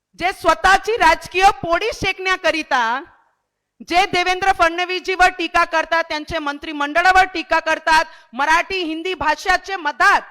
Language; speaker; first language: Marathi; non-native, local second language; Hindi